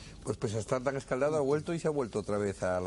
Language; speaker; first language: Spanish; native; Spanish